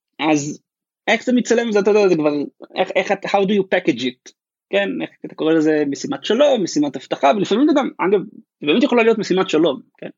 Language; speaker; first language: Hebrew; native; Hebrew